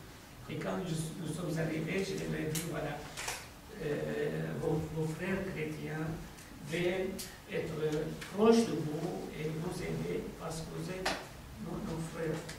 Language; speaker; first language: French; non-native, fluent; Arabic